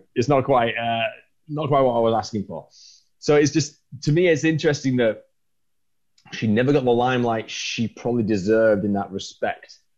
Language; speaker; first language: English; native; English